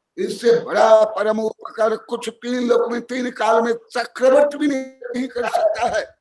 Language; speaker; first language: Hindi; non-native, local second language; Odia